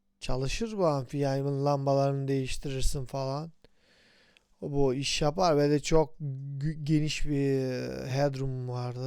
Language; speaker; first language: Turkish; native; Turkish